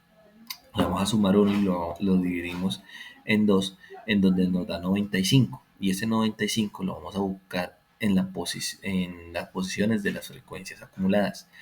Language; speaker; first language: Spanish; native; Spanish